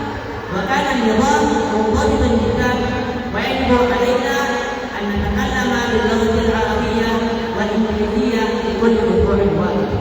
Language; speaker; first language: Arabic; non-native, learner; Indonesian